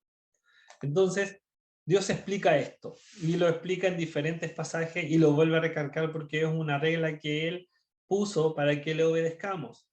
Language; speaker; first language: Spanish; native; Spanish